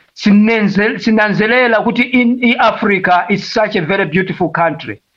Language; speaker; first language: Zulu; non-native, fluent; Tumbuka